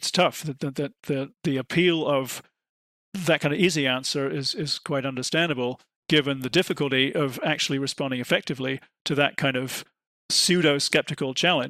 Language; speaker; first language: English; native; English